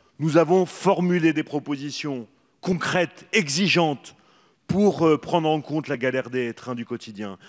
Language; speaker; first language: French; native; French